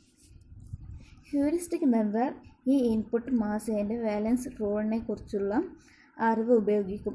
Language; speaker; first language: Malayalam; native; Malayalam